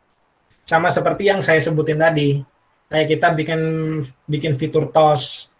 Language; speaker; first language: Indonesian; native; Indonesian